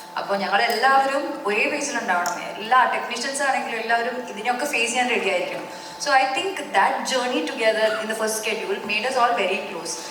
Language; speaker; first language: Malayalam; native; Malayalam